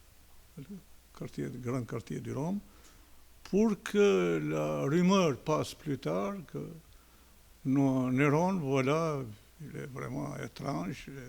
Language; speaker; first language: French; non-native, fluent; Albanian